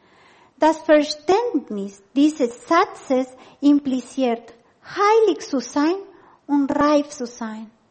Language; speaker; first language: German; non-native, learner; Spanish